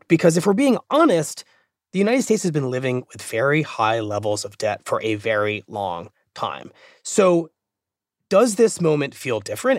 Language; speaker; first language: English; native; English